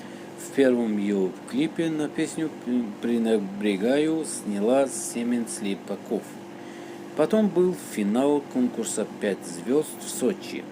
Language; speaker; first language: Russian; non-native, local second language; Tajik